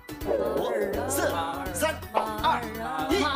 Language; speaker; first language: Chinese; native; Chinese